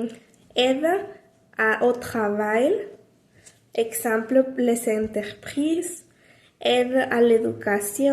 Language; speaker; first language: French; non-native, learner; Spanish